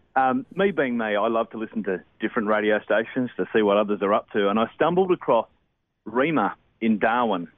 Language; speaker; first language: English; native; English